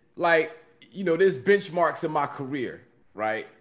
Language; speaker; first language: English; native; English